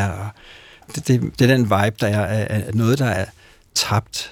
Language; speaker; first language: Danish; native; Danish